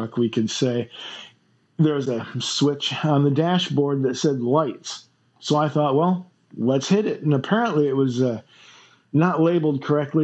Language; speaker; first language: English; native; English